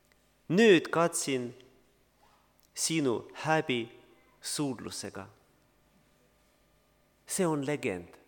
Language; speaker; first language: Estonian; non-native, learner; Russian